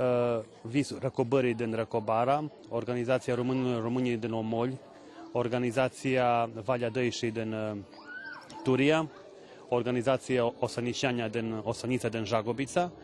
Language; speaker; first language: Romanian; non-native, local second language; Serbian